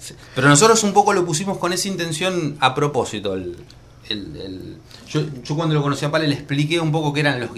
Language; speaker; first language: Spanish; native; Spanish